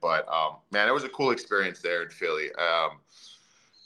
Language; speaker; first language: English; native; English